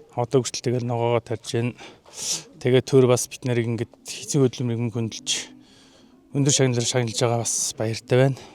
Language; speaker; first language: Mongolian; non-native, local second language; Kazakh